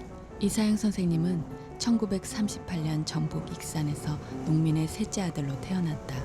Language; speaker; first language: Korean; native; Korean